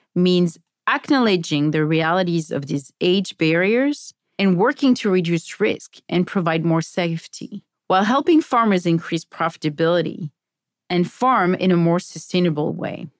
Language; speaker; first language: English; non-native, fluent; French